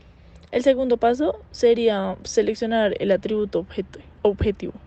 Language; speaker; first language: Spanish; native; Spanish